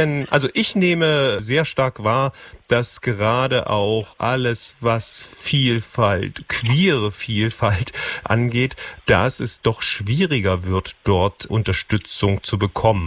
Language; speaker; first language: German; native; German